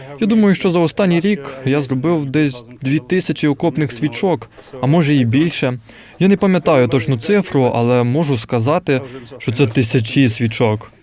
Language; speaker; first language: Ukrainian; non-native, fluent; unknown